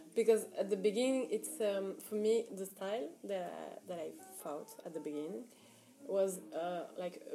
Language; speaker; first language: English; non-native, fluent; Arabic